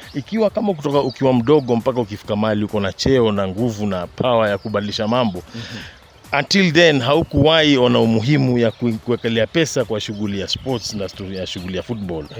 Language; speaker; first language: Swahili; native; Swahili